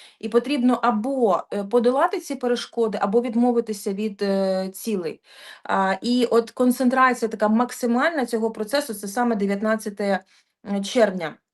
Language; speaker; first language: Ukrainian; non-native, local second language; Russian